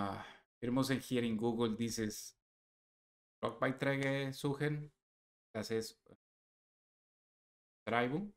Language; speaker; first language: German; non-native, learner; Spanish